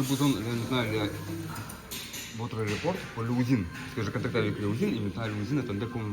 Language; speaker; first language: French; non-native, learner; Russian